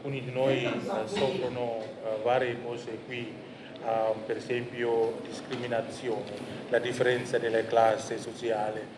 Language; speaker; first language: Italian; non-native, fluent; Indonesian